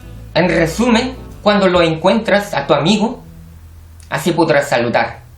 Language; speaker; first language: Spanish; non-native, fluent; Korean